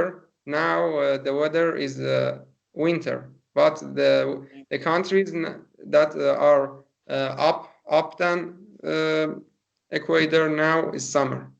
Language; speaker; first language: English; non-native, learner; Persian